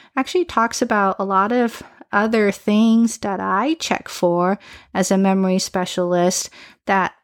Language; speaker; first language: English; early bilingual, other home language; Chinese